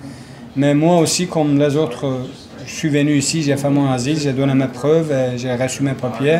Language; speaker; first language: French; non-native, learner; Kurdish